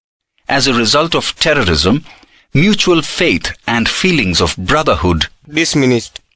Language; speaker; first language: English; non-native, local second language; Gujarati